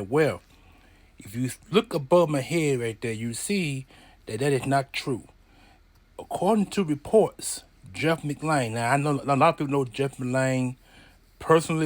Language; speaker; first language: English; native; English